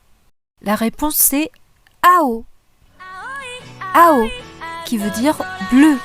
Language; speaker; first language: French; non-native, fluent; Japanese